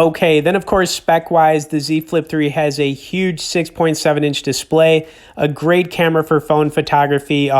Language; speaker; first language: English; native; English